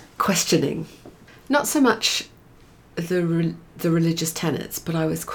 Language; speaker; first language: English; native; English